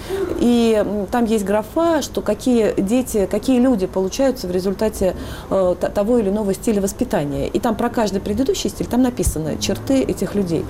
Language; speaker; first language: Russian; native; Russian